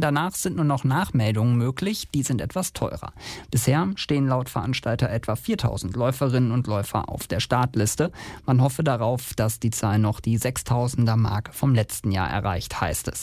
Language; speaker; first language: German; native; German